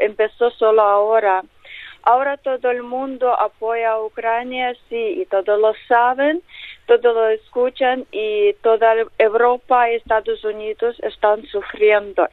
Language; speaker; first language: Spanish; non-native, learner; Ukrainian